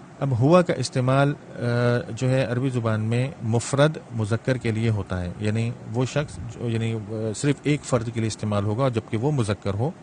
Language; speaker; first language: Urdu; native; Urdu